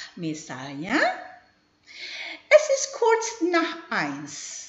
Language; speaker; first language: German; non-native, fluent; Indonesian